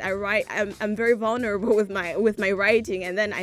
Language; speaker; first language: English; non-native, local second language; Nyanja